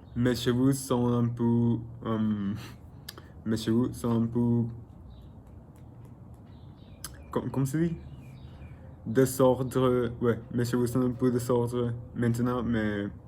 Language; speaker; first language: French; non-native, learner; Spanish